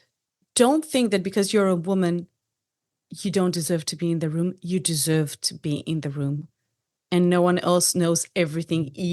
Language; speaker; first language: English; non-native, fluent; Hebrew